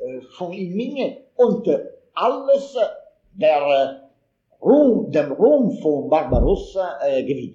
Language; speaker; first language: German; non-native, fluent; Italian